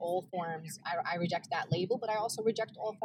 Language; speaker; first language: English; early bilingual, other home language; Arabic